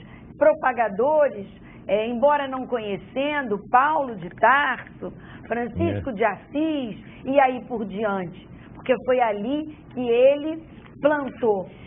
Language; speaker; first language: Portuguese; native; Portuguese